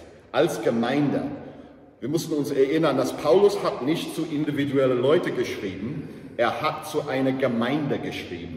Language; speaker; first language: German; non-native, learner; English